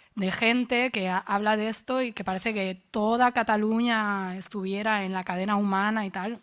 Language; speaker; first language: Spanish; non-native, local second language; Catalan